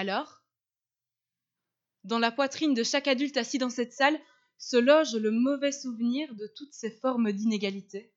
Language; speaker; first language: French; native; French